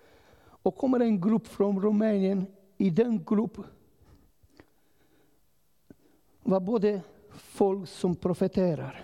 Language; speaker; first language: Swedish; non-native, learner; Romanian